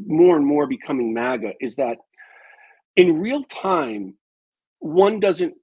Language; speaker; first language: English; native; English